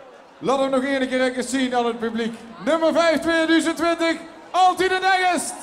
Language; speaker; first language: Dutch; native; Dutch